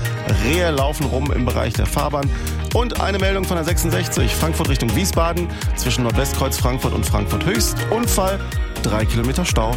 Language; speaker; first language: German; native; German